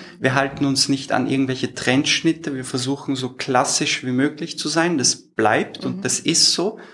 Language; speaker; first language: German; early bilingual, other home language; Turkish